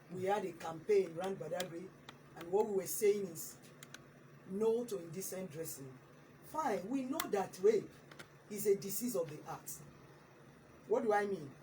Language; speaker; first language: English; non-native, local second language; Yoruba